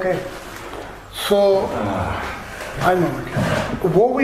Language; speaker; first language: German; non-native, learner; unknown